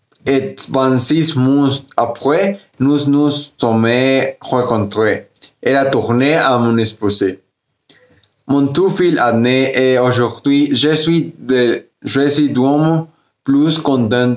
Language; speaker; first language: French; non-native, learner; Spanish